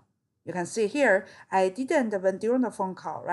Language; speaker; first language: English; non-native, fluent; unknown